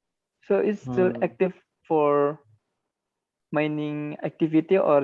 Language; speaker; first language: English; non-native, learner; Indonesian